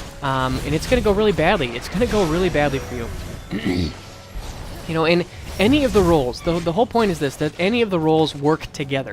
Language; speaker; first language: English; native; English